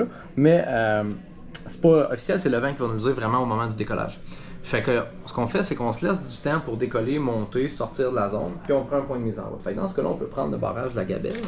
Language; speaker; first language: French; native; French